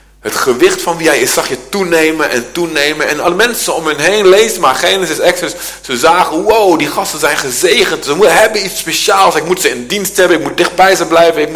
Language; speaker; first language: Dutch; native; Dutch